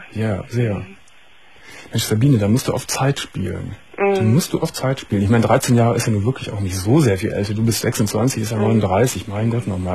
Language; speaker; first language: German; native; German